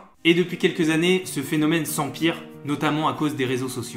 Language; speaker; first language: French; native; French